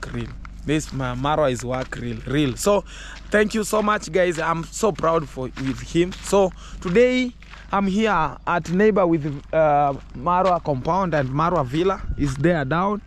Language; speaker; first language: English; non-native, learner; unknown